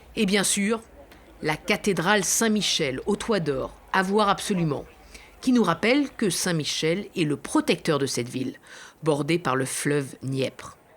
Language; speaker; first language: French; native; French